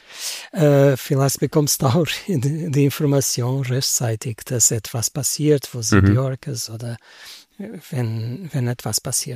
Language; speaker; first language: German; non-native, learner; Portuguese